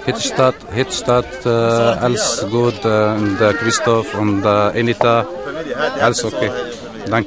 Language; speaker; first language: German; non-native, learner; Arabic